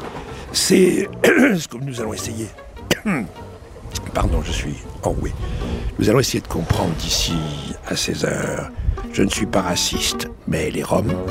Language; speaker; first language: French; native; French